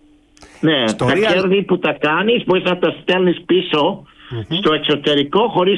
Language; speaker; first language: Greek; early bilingual, heritage; Greek